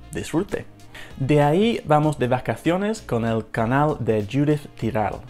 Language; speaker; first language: Spanish; non-native, fluent; English